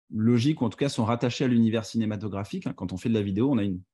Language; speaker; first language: French; native; French